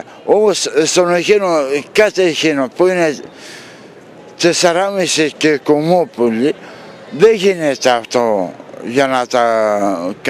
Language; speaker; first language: Greek; non-native, local second language; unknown